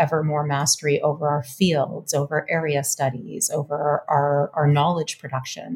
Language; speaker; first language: English; native; English